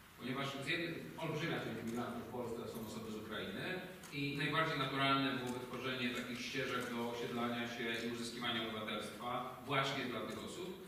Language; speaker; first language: Polish; native; Polish